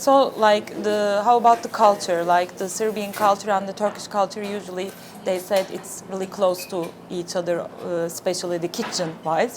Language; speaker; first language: English; non-native, fluent; Turkish